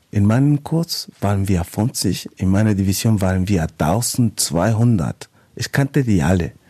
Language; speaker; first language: German; non-native, fluent; Spanish